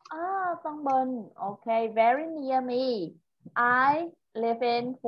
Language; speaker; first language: English; non-native, fluent; Vietnamese